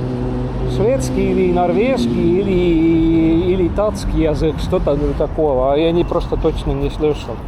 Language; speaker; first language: Russian; non-native, local second language; Estonian